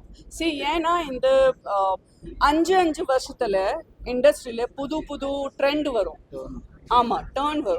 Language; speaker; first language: Tamil; non-native, fluent; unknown